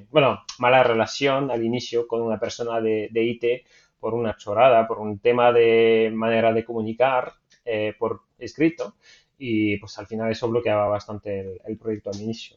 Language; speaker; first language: Spanish; non-native, fluent; French